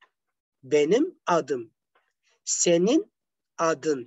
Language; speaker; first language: Turkish; non-native, fluent; Arabic